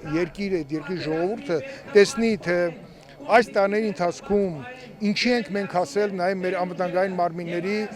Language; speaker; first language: Armenian; native; Armenian